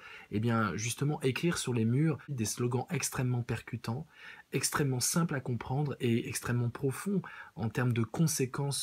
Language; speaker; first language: French; native; French